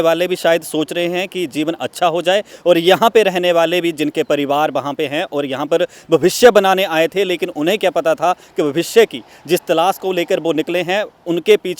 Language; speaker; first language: Hindi; native; Hindi